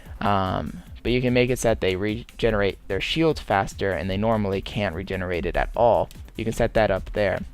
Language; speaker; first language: English; native; English